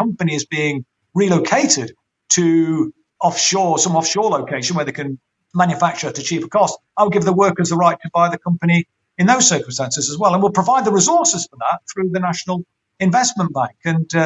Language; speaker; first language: English; native; English